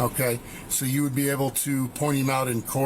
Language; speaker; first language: English; native; English